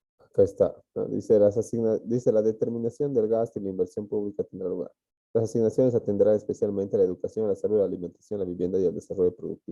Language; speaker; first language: Spanish; native; Spanish